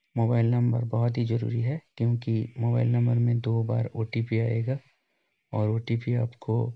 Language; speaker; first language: Hindi; non-native, local second language; Bangla